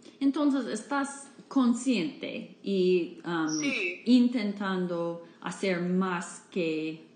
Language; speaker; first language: Spanish; non-native, fluent; English